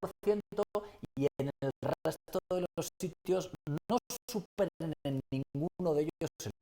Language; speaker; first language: Spanish; native; Spanish